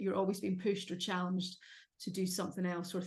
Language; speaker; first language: English; native; English